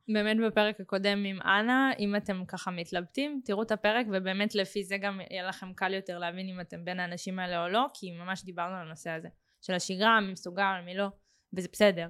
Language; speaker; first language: Hebrew; native; Hebrew